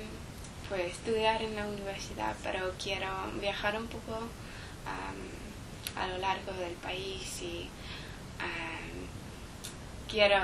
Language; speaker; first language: Spanish; non-native, learner; English